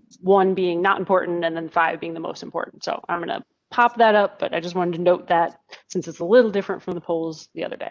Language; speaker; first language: English; native; English